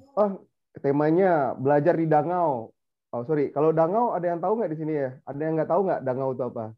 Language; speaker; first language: Indonesian; non-native, local second language; Minangkabau